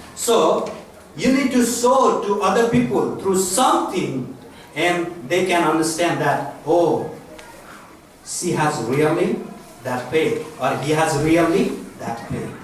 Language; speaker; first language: English; non-native, local second language; Nepali